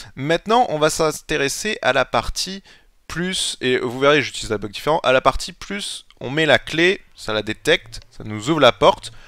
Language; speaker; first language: French; native; French